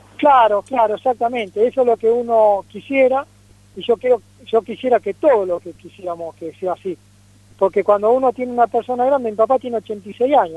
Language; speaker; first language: Spanish; native; Spanish